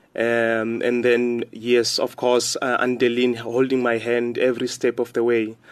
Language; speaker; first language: English; non-native, local second language; Xhosa